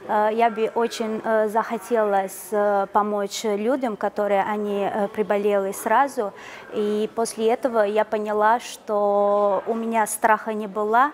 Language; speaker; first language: Russian; non-native, learner; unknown